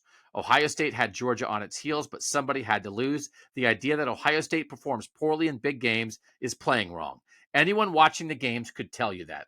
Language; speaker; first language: English; native; English